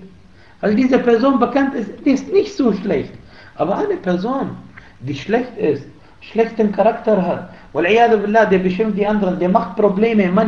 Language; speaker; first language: German; non-native, fluent; Arabic